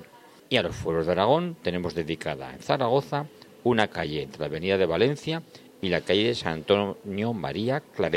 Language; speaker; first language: Spanish; native; Spanish